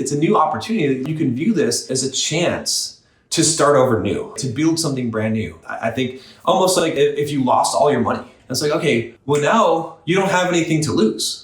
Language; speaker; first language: English; native; English